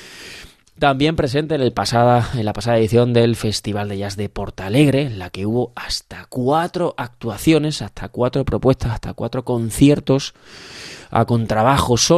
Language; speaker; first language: Spanish; native; Spanish